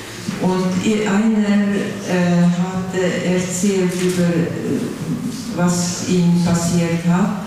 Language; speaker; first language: German; non-native, fluent; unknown